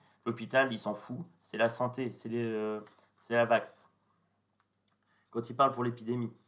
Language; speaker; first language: French; native; French